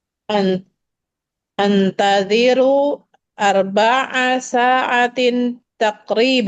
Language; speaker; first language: Arabic; non-native, learner; Indonesian